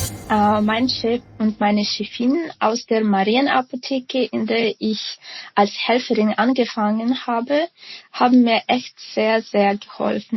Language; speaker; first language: German; non-native, fluent; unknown